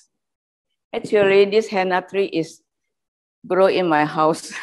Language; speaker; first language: English; non-native, learner; Indonesian